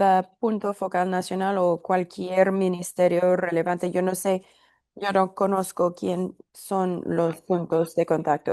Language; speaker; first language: Spanish; non-native, fluent; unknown